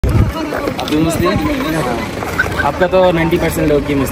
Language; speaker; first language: Hindi; non-native, learner; Bangla